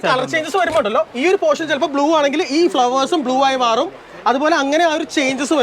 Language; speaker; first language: Malayalam; native; Malayalam